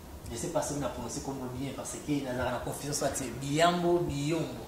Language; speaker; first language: French; non-native, local second language; Lingala